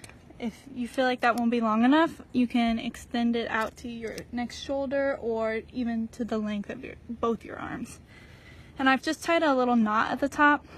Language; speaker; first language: English; native; English